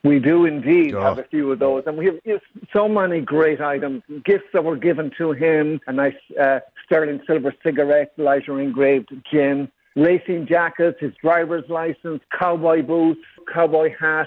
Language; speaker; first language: English; native; English